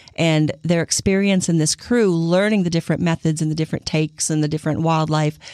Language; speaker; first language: English; native; English